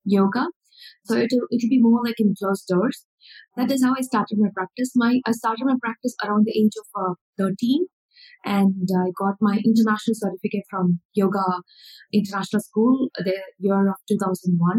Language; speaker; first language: English; non-native, local second language; Tamil